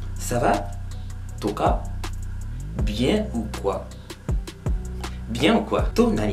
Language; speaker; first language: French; non-native, fluent; Japanese